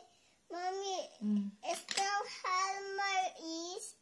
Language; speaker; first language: Spanish; early bilingual, other home language; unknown